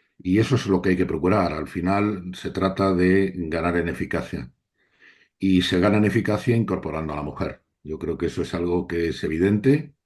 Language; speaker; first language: Spanish; native; Spanish